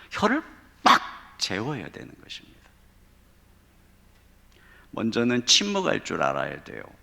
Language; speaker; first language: Korean; native; Korean